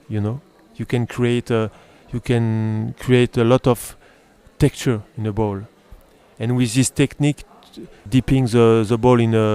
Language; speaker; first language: English; non-native, learner; French